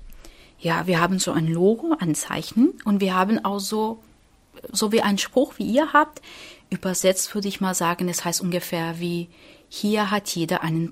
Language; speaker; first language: German; non-native, fluent; Portuguese